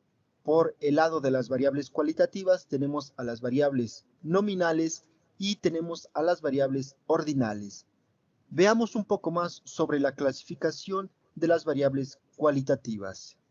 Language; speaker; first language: Spanish; native; Spanish